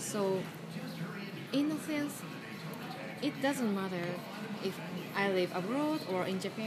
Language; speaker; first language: English; non-native, learner; Japanese